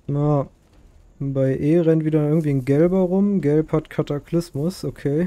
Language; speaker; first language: German; native; German